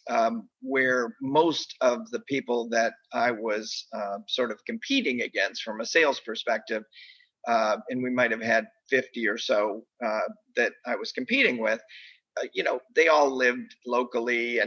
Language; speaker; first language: English; native; English